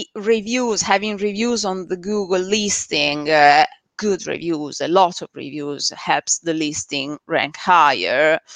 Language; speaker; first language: English; non-native, fluent; Italian